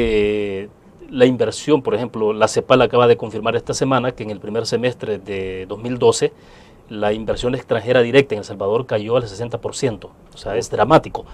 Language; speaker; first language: Spanish; native; Spanish